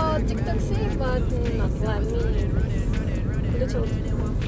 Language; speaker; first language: English; non-native, learner; Russian